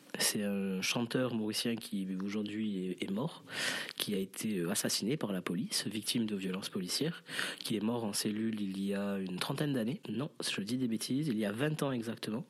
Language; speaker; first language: French; non-native, local second language; Morisyen